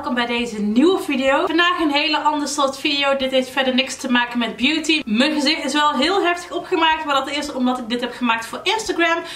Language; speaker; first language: Dutch; early bilingual, other home language; Arabic